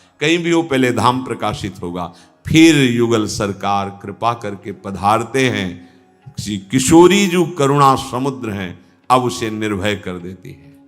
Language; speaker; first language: Hindi; native; Hindi